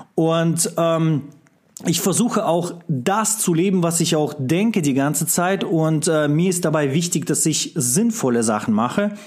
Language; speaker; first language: German; non-native, fluent; Russian